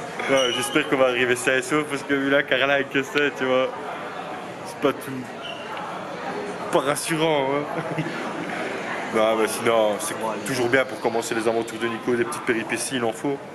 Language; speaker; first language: French; native; French